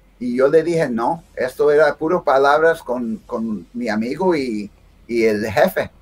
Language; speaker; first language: Spanish; early bilingual, heritage; Spanish